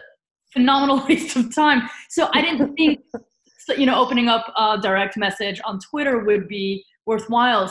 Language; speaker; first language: English; early bilingual, other home language; Romanian